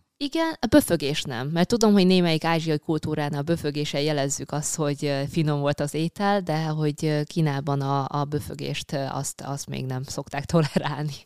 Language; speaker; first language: Hungarian; early bilingual, other home language; Chinese